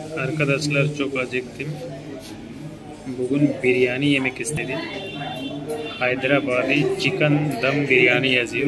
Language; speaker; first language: Turkish; non-native, fluent; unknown